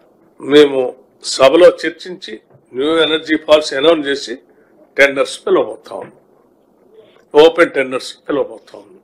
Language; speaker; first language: Telugu; native; Telugu